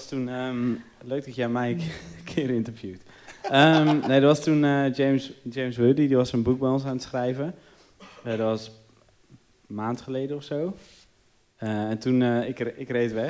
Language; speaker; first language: Dutch; native; Dutch